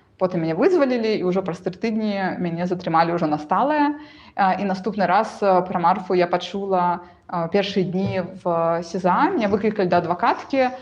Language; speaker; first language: Belarusian; non-native, local second language; Russian